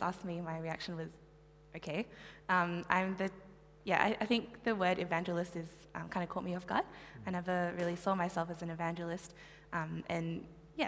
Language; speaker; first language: English; native; English